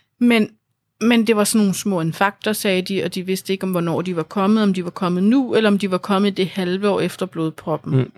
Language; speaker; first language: Danish; native; Danish